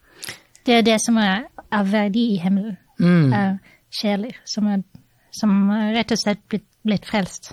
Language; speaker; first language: Norwegian; non-native, fluent; English